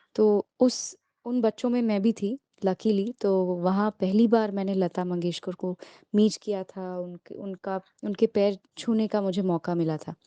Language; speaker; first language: Hindi; non-native, local second language; Bangla